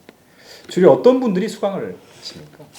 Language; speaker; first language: Korean; native; Korean